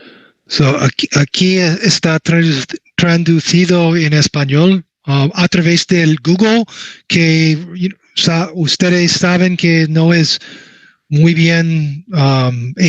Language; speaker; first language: Spanish; non-native, learner; English